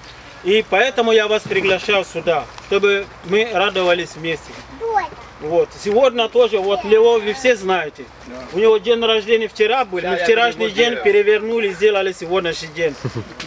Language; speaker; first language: Russian; non-native, fluent; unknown